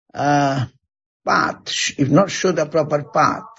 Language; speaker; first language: English; non-native, local second language; Bangla